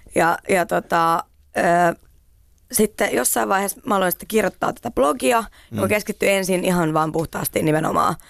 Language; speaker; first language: Finnish; native; Finnish